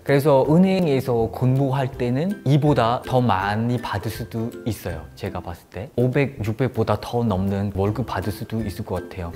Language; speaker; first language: Korean; non-native, fluent; Khmer